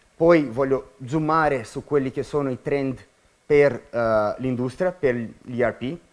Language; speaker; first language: Italian; non-native, fluent; Portuguese